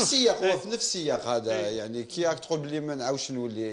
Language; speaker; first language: Arabic; native; Arabic